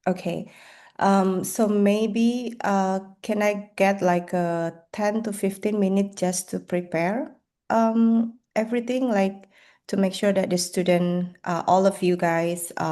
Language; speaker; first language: English; non-native, fluent; Indonesian